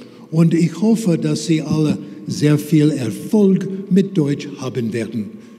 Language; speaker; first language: German; non-native, fluent; English